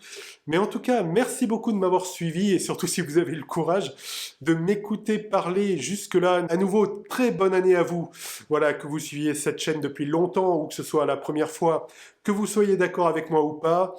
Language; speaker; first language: French; native; French